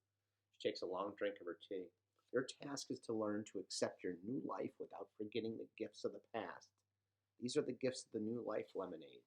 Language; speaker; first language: English; native; English